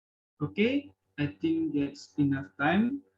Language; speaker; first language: English; non-native, learner; Indonesian